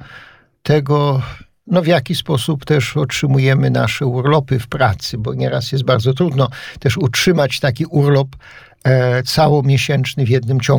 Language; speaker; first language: Polish; native; Polish